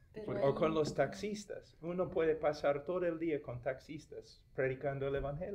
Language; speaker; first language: Spanish; non-native, fluent; English